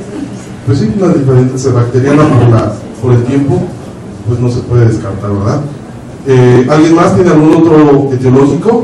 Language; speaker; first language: Spanish; native; Spanish